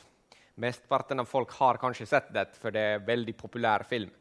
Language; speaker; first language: Norwegian; non-native, fluent; Finnish